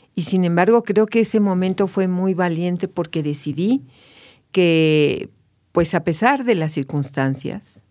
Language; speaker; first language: Spanish; native; Spanish